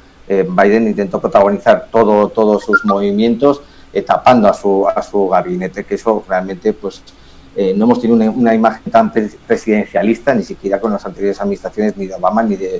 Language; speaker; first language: Spanish; native; Spanish